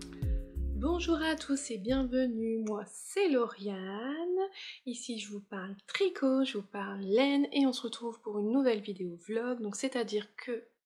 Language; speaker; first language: French; native; French